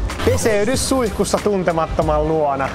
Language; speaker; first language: Finnish; native; Finnish